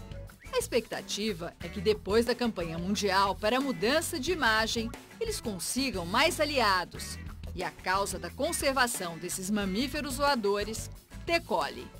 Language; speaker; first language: Portuguese; native; Portuguese